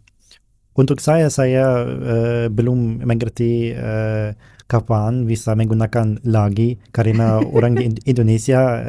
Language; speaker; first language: Indonesian; non-native, learner; German